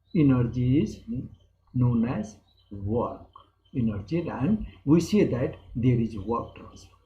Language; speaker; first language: English; non-native, local second language; Nepali